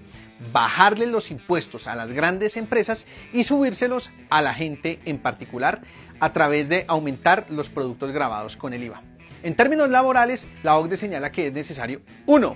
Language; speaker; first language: Spanish; native; Spanish